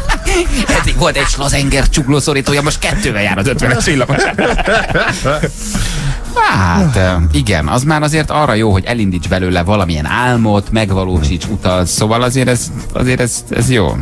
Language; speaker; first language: Hungarian; native; Hungarian